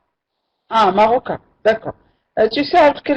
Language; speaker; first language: French; non-native, local second language; Arabic